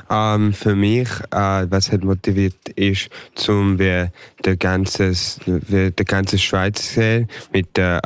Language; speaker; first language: German; early bilingual, heritage; English